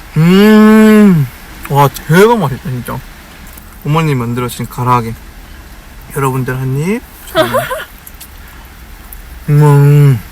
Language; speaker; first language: Korean; native; Korean